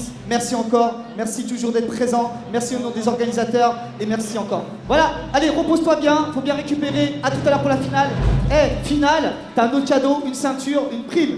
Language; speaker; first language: French; native; French